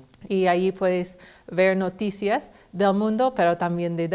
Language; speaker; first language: Spanish; non-native, fluent; English